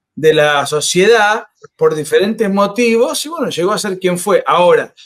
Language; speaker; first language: Spanish; native; Spanish